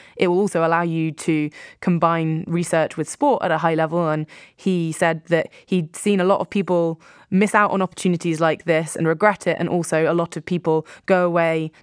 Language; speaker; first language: English; native; English